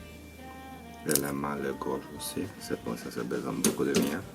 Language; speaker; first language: French; non-native, learner; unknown